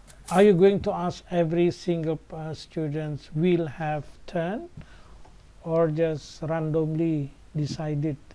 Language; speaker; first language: English; non-native, fluent; Indonesian